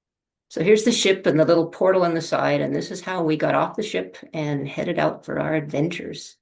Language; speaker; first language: English; native; English